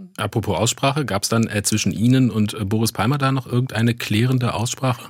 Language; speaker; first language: German; native; German